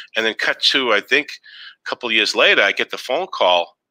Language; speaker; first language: English; native; English